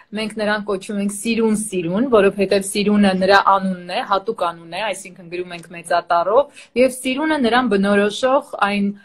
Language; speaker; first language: Armenian; native; Armenian